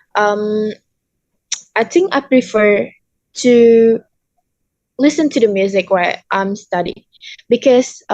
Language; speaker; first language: English; non-native, learner; Indonesian